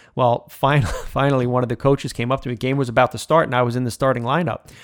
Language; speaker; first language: English; native; English